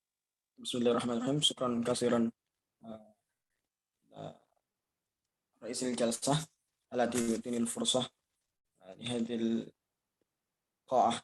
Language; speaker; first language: Arabic; non-native, learner; Indonesian